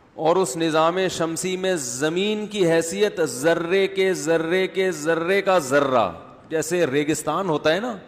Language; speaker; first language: Urdu; native; Urdu